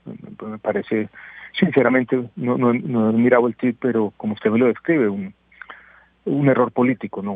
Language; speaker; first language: Spanish; native; Spanish